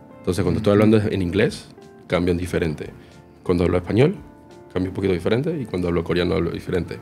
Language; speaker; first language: Spanish; early bilingual, other home language; Korean